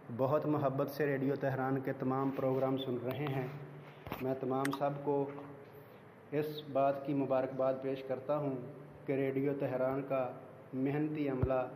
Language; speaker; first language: Urdu; non-native, local second language; Punjabi